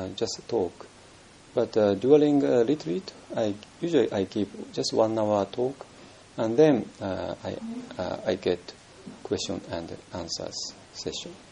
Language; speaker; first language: English; non-native, fluent; Japanese